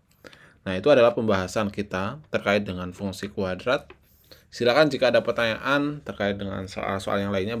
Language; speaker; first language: Indonesian; native; Indonesian